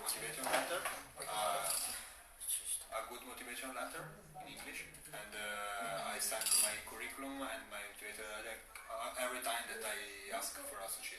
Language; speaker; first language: English; non-native, learner; Italian